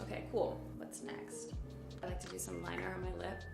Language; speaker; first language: English; native; English